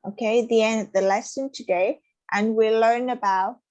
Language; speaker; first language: English; non-native, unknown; Vietnamese